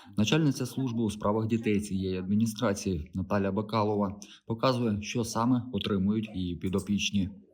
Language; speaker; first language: Ukrainian; native; Ukrainian